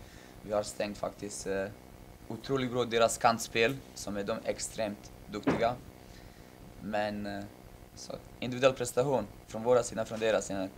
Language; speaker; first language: Swedish; non-native, fluent; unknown